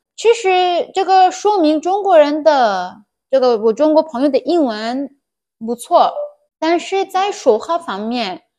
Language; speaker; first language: Chinese; non-native, fluent; Persian